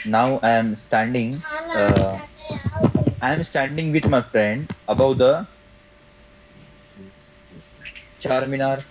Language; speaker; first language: English; non-native, learner; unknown